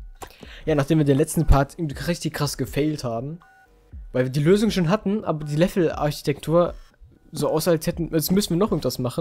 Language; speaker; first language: German; native; German